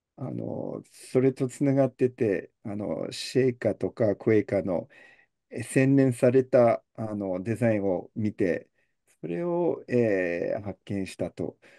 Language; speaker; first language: Japanese; early bilingual, heritage; Japanese